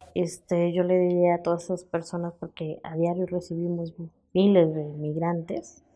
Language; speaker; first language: Spanish; native; Spanish